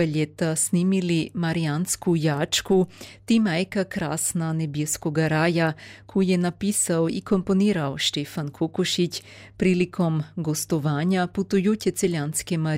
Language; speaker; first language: Serbian; native; Serbian